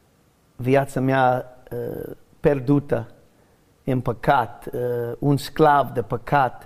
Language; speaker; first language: Romanian; non-native, learner; English